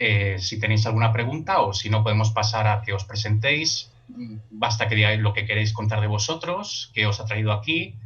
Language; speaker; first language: Spanish; native; Spanish